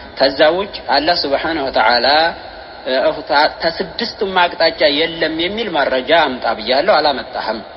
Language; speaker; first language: Amharic; native; Amharic